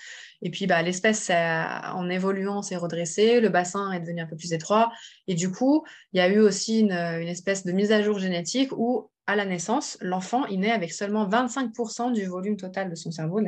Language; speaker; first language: French; native; French